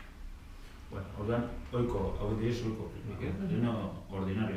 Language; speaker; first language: Basque; native; Basque